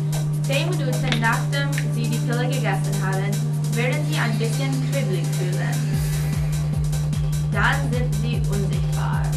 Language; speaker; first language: German; non-native, learner; English